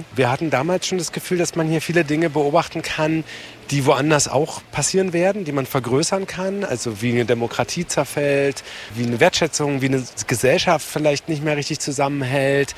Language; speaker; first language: German; native; German